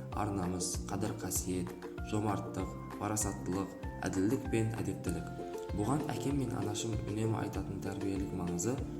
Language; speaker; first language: Kazakh; non-native, local second language; Uzbek